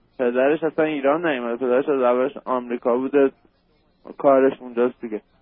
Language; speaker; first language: Persian; native; Persian